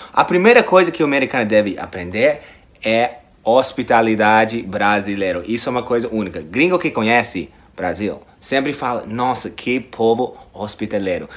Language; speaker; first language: Portuguese; non-native, fluent; English